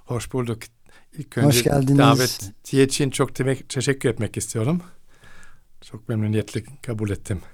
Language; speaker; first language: Turkish; non-native, fluent; German